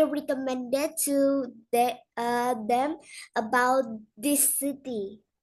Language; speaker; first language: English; non-native, learner; Indonesian